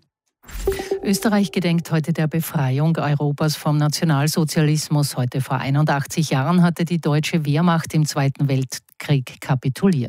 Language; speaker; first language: German; native; German